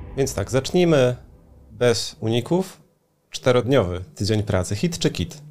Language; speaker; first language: Polish; native; Polish